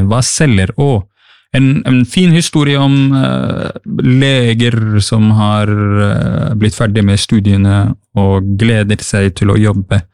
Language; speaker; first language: Norwegian; non-native, fluent; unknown